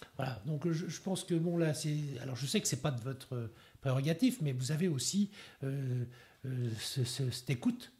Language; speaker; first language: French; native; French